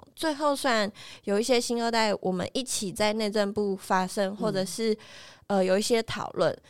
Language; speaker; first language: Chinese; native; Chinese